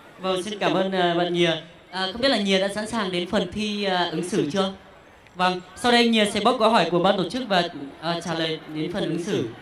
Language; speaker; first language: Vietnamese; non-native, local second language; Hmong